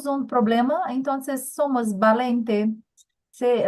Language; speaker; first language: Spanish; non-native, learner; Portuguese